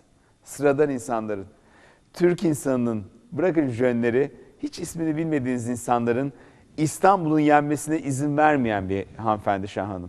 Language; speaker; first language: Turkish; native; Turkish